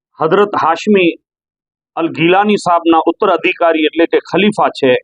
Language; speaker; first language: Gujarati; native; Gujarati